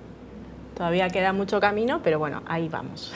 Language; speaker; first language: Spanish; native; Spanish